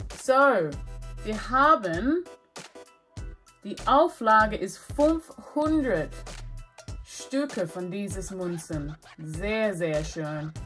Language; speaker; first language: German; non-native, learner; English